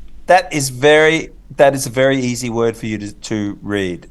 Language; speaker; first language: English; native; English